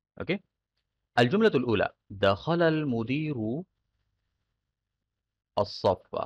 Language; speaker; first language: Arabic; non-native, fluent; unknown